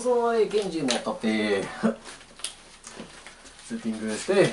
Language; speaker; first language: Japanese; non-native, learner; English